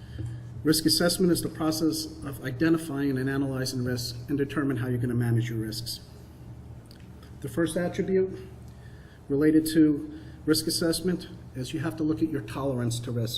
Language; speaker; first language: English; native; English